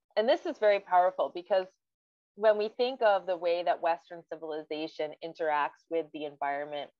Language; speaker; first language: English; native; English